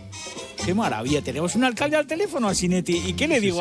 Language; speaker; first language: Spanish; native; Spanish